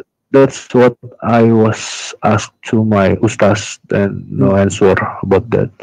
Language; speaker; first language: English; non-native, learner; Indonesian